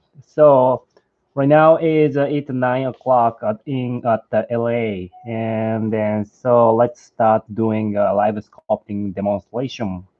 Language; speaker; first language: English; non-native, learner; Japanese